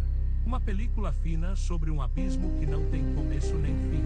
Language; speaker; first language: Portuguese; native; Portuguese